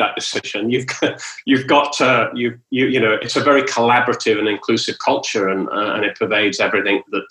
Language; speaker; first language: English; native; English